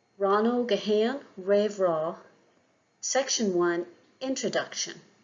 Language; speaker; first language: Irish; non-native, local second language; English